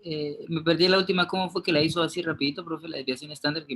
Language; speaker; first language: Spanish; native; Spanish